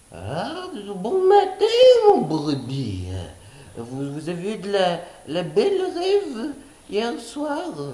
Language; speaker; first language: French; non-native, learner; English